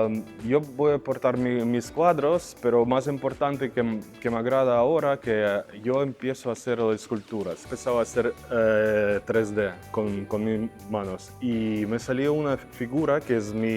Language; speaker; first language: Spanish; non-native, learner; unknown